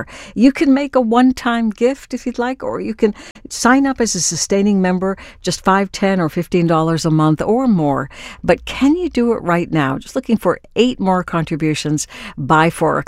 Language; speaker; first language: English; native; English